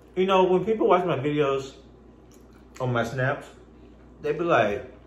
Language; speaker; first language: English; native; English